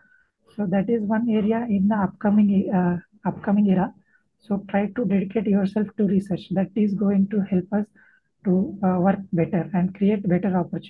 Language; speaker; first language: English; non-native, local second language; Telugu